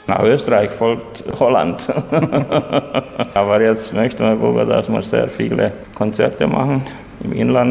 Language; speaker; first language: German; non-native, local second language; Romanian